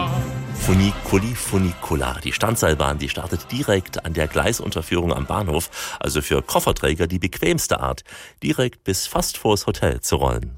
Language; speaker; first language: German; native; German